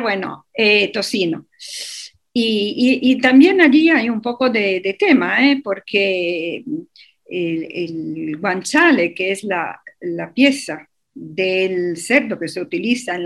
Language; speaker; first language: Spanish; non-native, fluent; Italian